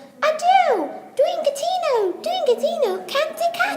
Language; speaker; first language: Welsh; non-native, local second language; English